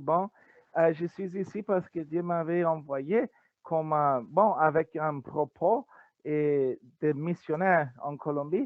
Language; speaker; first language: French; non-native, learner; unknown